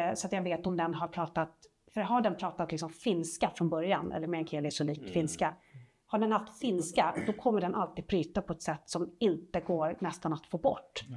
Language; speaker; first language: Swedish; native; Swedish